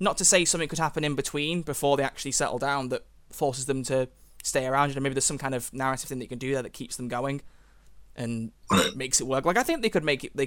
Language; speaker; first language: English; native; English